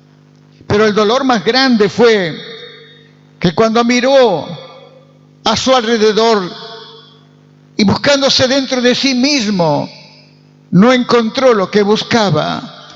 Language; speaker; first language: Spanish; native; Spanish